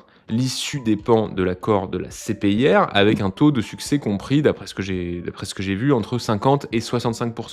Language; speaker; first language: French; native; French